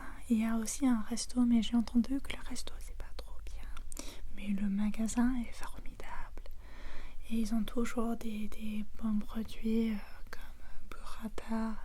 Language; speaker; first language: French; non-native, fluent; English